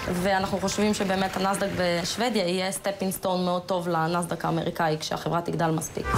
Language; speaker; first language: Hebrew; early bilingual, other home language; Russian